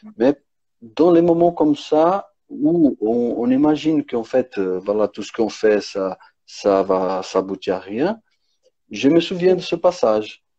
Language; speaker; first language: French; non-native, fluent; Portuguese